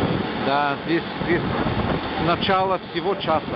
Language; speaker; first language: Russian; non-native, fluent; English